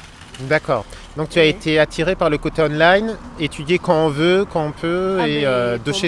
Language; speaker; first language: French; native; French